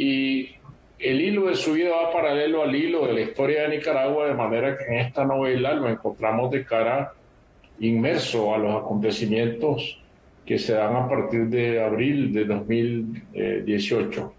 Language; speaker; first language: Spanish; native; Spanish